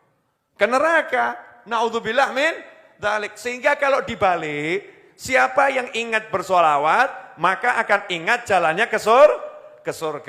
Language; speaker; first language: Indonesian; native; Indonesian